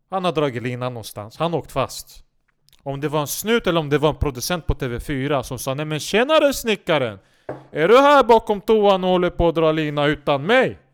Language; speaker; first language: Swedish; non-native, local second language; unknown